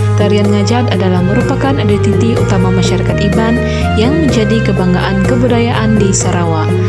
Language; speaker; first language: Malay; non-native, local second language; Iban